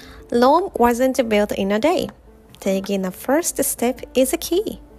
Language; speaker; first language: English; non-native, fluent; Japanese